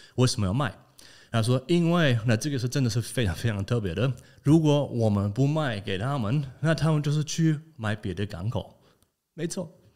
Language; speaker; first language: Chinese; non-native, fluent; German